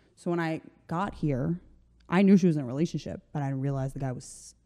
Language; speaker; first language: English; early bilingual, other home language; Slovenian